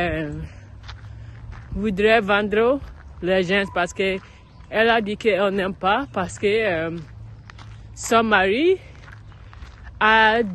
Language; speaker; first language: French; non-native, learner; English